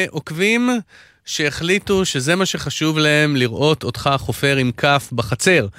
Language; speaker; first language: Hebrew; native; Hebrew